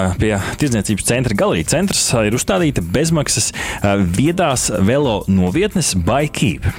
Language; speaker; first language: Latvian; native; Latvian